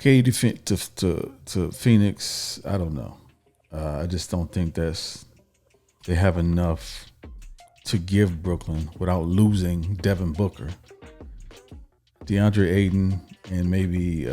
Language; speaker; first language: English; native; English